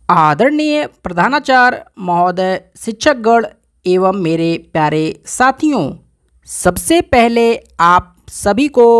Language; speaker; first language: Hindi; native; Hindi